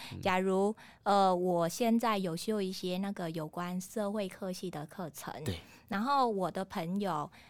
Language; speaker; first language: Chinese; non-native, fluent; Vietnamese